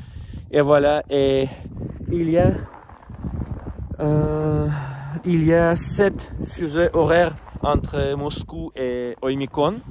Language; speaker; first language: French; non-native, fluent; Russian